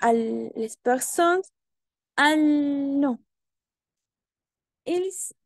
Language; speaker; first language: French; non-native, learner; Spanish